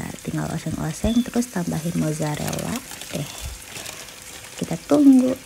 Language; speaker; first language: Indonesian; native; Indonesian